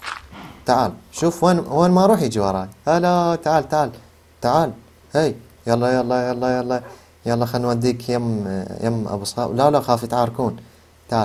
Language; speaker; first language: Arabic; native; Arabic